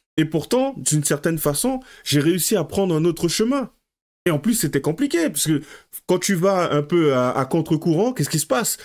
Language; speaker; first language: French; native; French